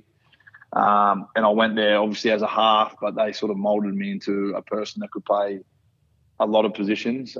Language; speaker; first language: English; native; English